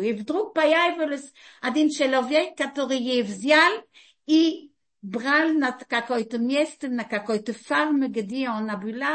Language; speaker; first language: Russian; early bilingual, heritage; Russian